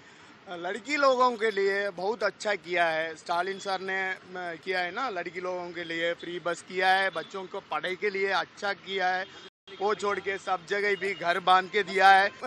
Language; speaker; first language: Hindi; non-native, local second language; Tamil